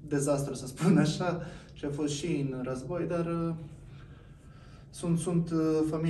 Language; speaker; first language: Romanian; non-native, fluent; Bosnian